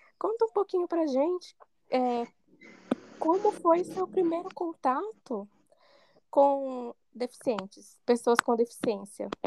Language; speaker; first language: Portuguese; native; Portuguese